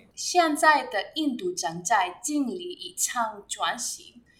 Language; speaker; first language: Chinese; non-native, fluent; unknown